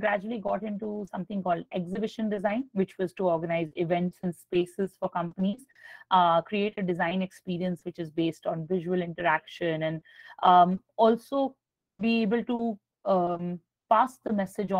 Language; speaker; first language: English; non-native, local second language; Hindi